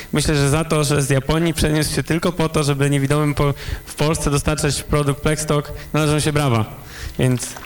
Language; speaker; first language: Polish; native; Polish